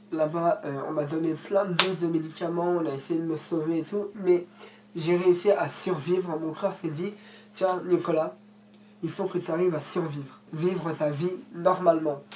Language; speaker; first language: French; early bilingual, other home language; Russian